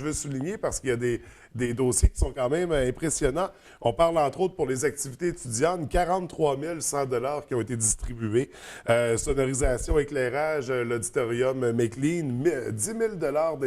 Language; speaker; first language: French; native; French